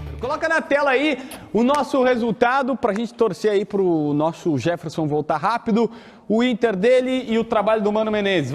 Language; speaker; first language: Portuguese; native; Portuguese